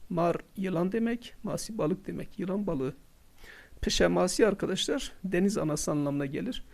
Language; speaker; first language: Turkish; non-native, local second language; Kurdish